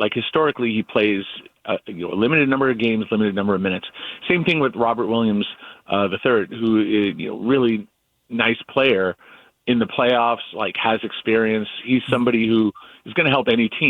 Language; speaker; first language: English; native; English